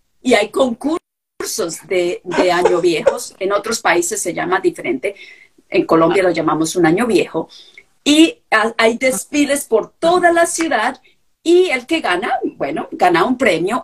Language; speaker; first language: Spanish; native; Spanish